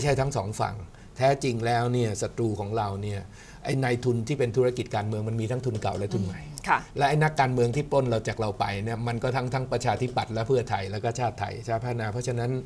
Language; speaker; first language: Thai; native; Thai